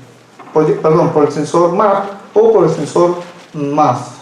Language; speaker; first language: Spanish; native; Spanish